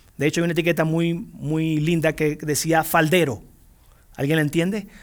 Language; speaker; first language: Spanish; native; Spanish